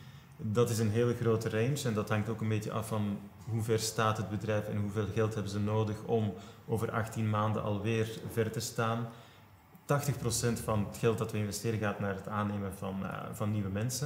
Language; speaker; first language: Dutch; native; Dutch